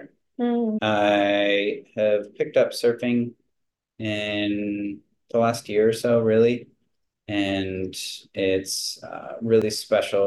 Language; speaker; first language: English; native; English